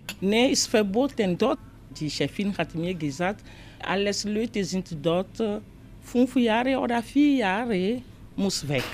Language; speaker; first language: German; non-native, learner; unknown